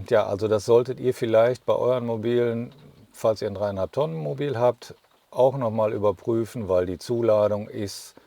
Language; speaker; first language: German; native; German